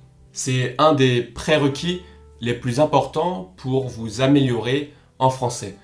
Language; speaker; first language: French; native; French